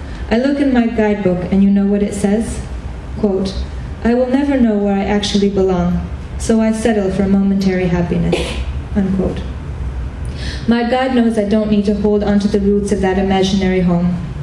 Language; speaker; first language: English; early bilingual, other home language; Hungarian